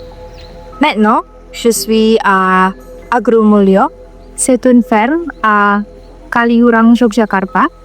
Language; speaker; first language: French; non-native, learner; Indonesian